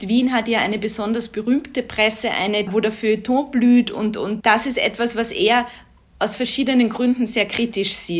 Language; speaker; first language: German; native; German